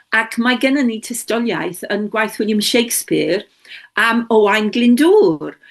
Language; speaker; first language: Welsh; non-native, local second language; English